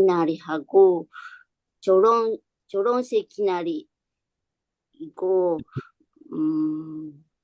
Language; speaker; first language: Korean; non-native, learner; Japanese